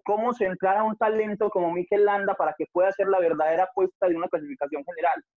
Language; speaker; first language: Spanish; native; Spanish